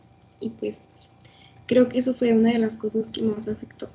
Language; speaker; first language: Spanish; native; Spanish